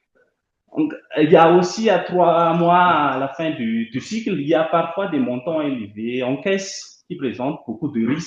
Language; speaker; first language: French; non-native, local second language; Malagasy